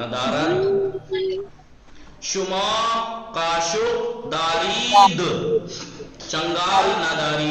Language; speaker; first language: Persian; non-native, fluent; Urdu